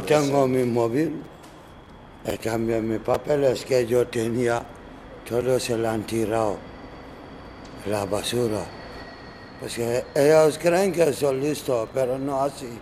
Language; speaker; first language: Spanish; non-native, learner; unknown